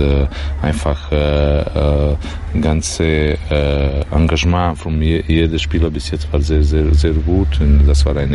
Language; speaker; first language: German; non-native, learner; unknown